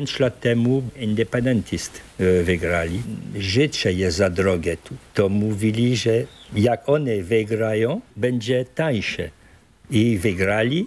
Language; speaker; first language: Polish; early bilingual, heritage; Polish